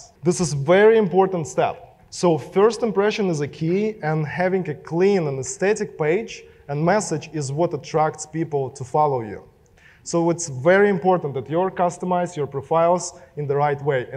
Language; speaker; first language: English; non-native, fluent; Russian